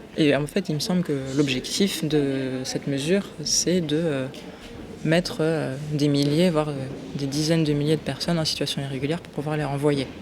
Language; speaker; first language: French; native; French